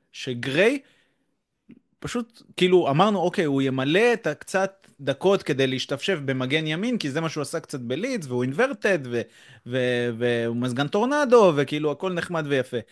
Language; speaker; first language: Hebrew; native; Hebrew